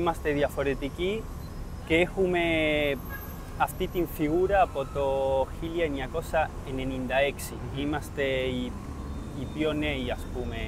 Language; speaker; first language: Greek; early bilingual, heritage; Spanish